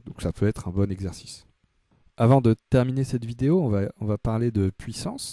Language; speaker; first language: French; native; French